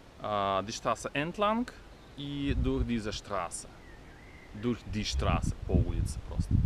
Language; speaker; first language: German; non-native, fluent; Russian